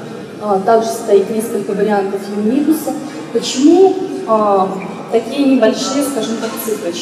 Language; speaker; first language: Russian; native; Russian